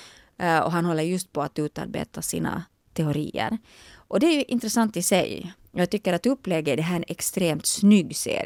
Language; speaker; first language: Swedish; native; Swedish